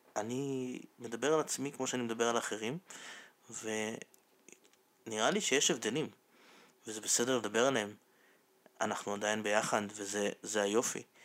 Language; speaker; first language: Hebrew; non-native, fluent; Russian